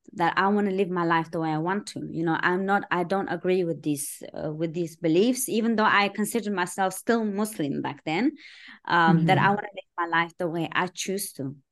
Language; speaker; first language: English; early bilingual, other home language; Persian